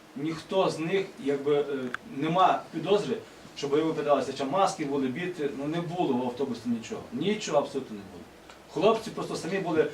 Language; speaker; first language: Ukrainian; native; Ukrainian